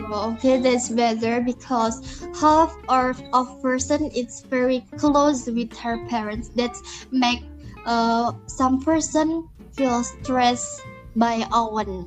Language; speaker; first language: English; non-native, learner; Indonesian